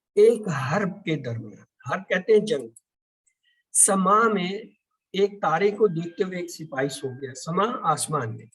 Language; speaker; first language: Urdu; native; Urdu